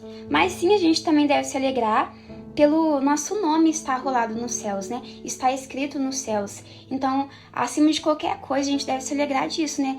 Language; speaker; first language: Portuguese; native; Portuguese